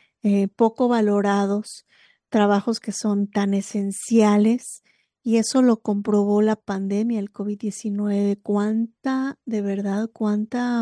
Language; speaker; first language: Spanish; native; Spanish